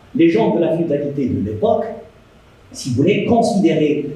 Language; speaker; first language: French; non-native, local second language; Arabic